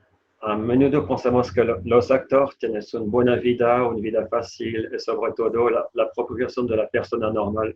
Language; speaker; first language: Spanish; non-native, fluent; French